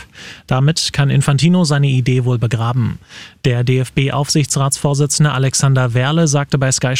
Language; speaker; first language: German; native; German